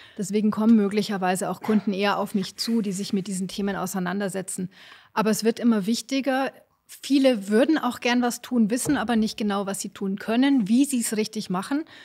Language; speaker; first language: German; native; German